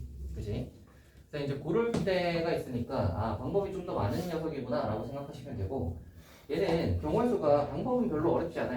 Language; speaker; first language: Korean; native; Korean